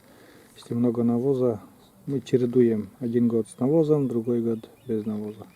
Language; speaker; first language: Russian; native; Russian